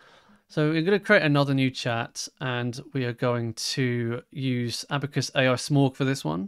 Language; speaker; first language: English; native; English